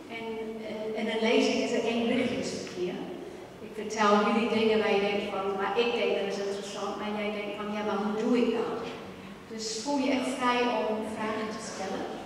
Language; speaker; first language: Dutch; non-native, fluent; English